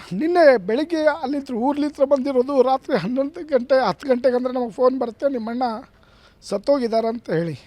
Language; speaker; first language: Kannada; non-native, local second language; Lambadi